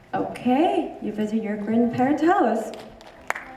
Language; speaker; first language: English; non-native, learner; Korean